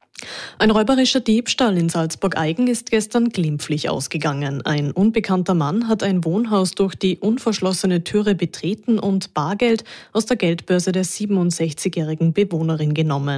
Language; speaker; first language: German; native; German